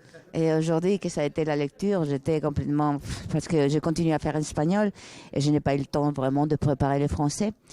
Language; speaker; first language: French; non-native, fluent; Spanish